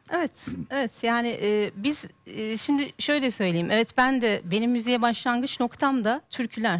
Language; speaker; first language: Turkish; native; Turkish